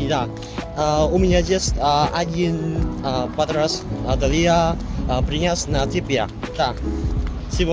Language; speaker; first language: Russian; non-native, learner; Vietnamese